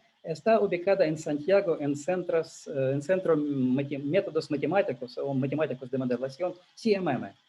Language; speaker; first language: Spanish; non-native, learner; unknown